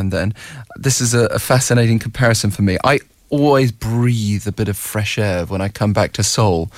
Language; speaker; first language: English; native; English